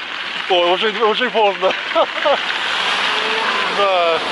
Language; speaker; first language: Russian; non-native, fluent; English